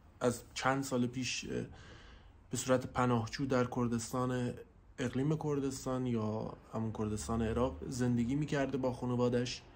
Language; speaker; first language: Persian; non-native, local second language; Central Kurdish